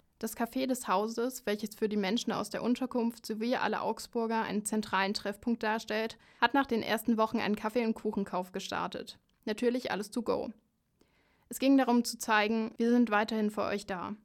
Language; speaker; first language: German; native; German